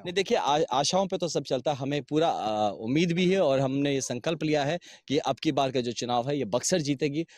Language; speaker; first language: Hindi; native; Hindi